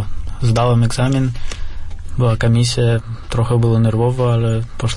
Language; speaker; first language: Polish; non-native, fluent; Russian